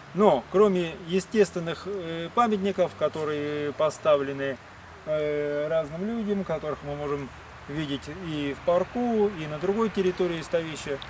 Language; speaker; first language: Russian; native; Russian